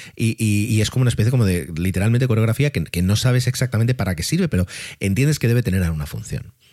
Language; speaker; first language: Spanish; native; Spanish